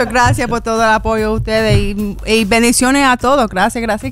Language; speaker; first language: Spanish; early bilingual, heritage; English